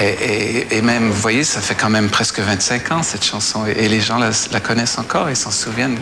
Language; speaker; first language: French; native; French